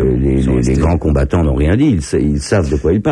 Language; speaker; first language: French; native; French